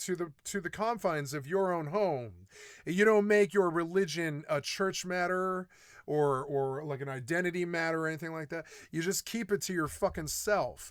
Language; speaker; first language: English; native; English